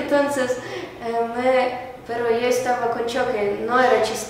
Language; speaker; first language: Spanish; non-native, learner; Ukrainian